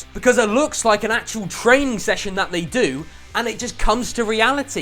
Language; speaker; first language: English; native; English